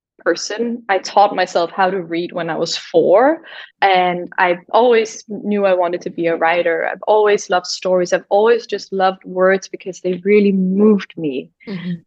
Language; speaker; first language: English; non-native, fluent; Danish